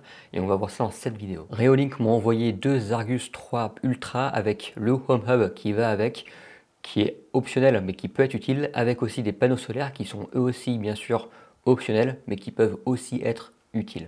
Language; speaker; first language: French; native; French